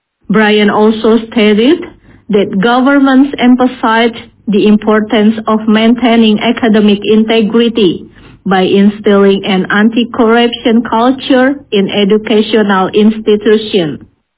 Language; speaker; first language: English; non-native, fluent; Indonesian